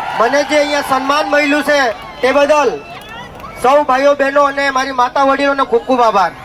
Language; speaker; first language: Gujarati; non-native, local second language; Kukna